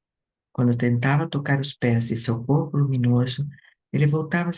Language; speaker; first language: Portuguese; native; Portuguese